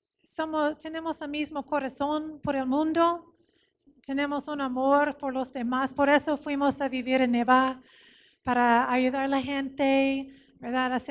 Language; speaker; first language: Spanish; non-native, fluent; English